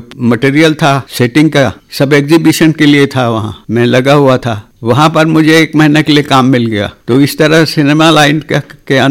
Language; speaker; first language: Hindi; non-native, local second language; Chhattisgarhi